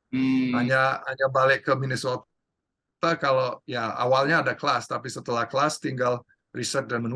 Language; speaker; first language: Indonesian; non-native, fluent; English